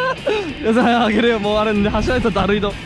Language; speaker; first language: Japanese; native; Japanese